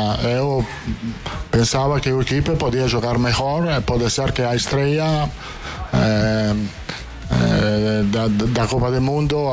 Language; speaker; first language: Portuguese; non-native, fluent; Italian